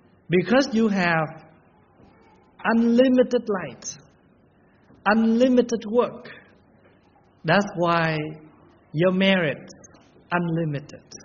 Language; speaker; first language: English; non-native, learner; Vietnamese